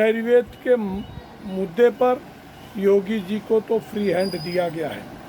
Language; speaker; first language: Hindi; native; Hindi